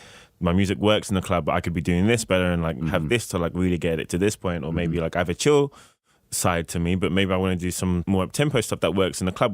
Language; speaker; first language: English; native; English